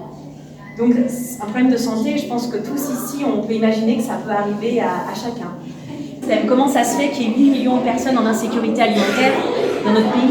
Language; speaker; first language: French; native; French